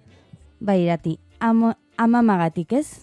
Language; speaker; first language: Basque; non-native, learner; Spanish